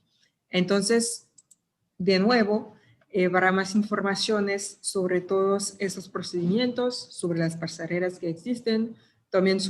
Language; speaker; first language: Spanish; non-native, fluent; French